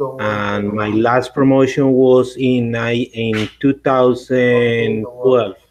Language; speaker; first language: English; non-native, learner; Spanish